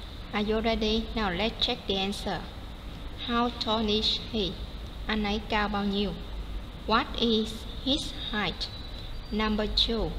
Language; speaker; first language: English; non-native, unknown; Vietnamese